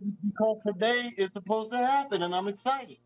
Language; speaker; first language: English; native; English